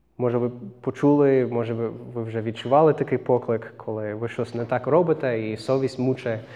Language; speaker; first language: Ukrainian; non-native, fluent; English